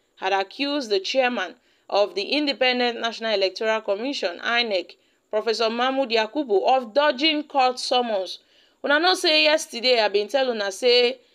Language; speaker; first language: Nigerian Pidgin; native; Nigerian Pidgin